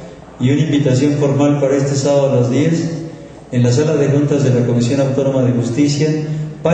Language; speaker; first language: Spanish; native; Spanish